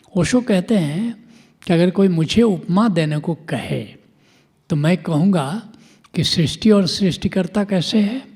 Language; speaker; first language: Hindi; non-native, local second language; Bhojpuri